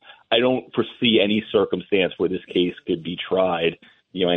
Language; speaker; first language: English; native; English